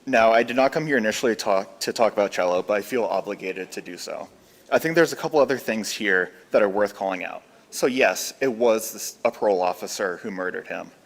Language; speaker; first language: English; native; English